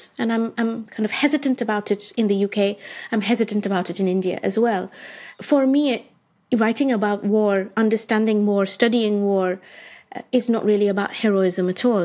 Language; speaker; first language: English; non-native, local second language; Bangla